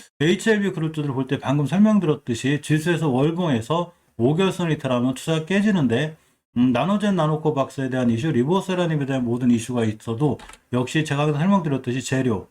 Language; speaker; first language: Korean; native; Korean